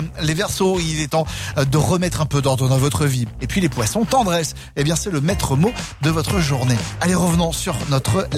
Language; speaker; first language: French; native; French